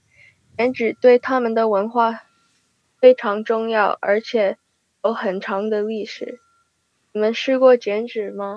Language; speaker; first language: Chinese; early bilingual, heritage; Chinese